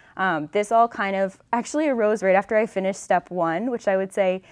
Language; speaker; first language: English; native; English